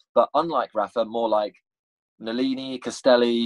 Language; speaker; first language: English; native; English